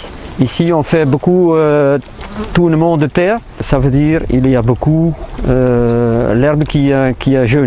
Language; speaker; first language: French; non-native, fluent; Dutch